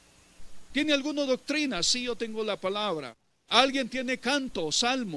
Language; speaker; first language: Spanish; native; Spanish